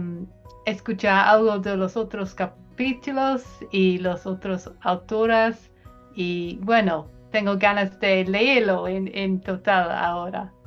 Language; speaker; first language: Spanish; non-native, fluent; English